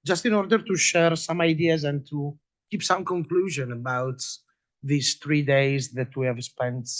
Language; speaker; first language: English; non-native, fluent; Italian